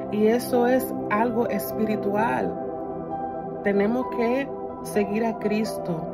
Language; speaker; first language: Spanish; early bilingual, other home language; English